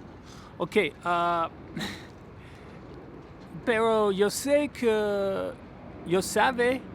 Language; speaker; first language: Spanish; non-native, learner; English